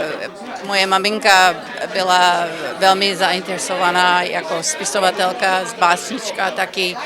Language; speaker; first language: Czech; early bilingual, heritage; Czech